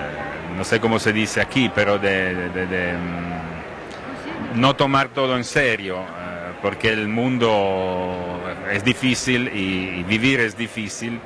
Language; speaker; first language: Spanish; non-native, fluent; Italian